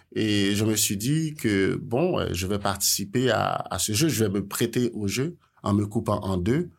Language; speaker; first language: French; non-native, local second language; Haitian Creole